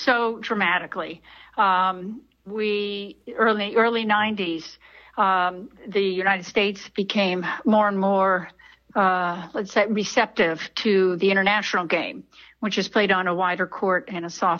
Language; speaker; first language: English; native; English